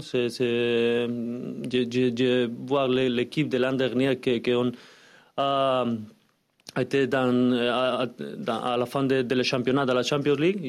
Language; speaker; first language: French; non-native, learner; Spanish